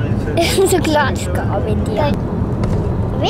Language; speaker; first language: Swedish; non-native, learner; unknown